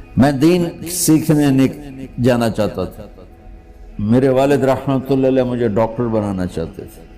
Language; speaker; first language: Urdu; non-native, local second language; Punjabi